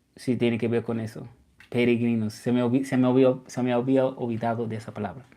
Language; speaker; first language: Spanish; non-native, fluent; English